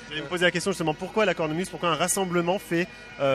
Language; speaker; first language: French; native; French